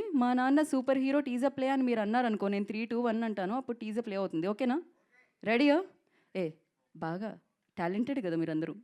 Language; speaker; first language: Telugu; native; Telugu